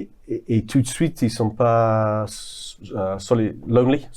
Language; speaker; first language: French; non-native, fluent; English